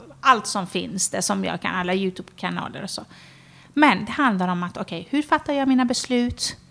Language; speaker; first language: Swedish; non-native, fluent; Persian